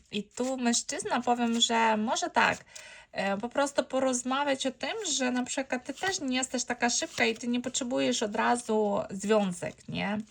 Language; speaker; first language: Polish; non-native, fluent; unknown